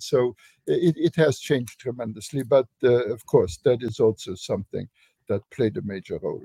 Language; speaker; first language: English; non-native, fluent; Luxembourgish